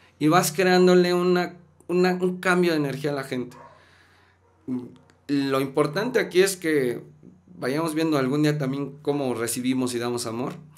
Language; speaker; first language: Spanish; native; Spanish